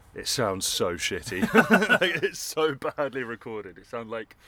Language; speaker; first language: English; native; English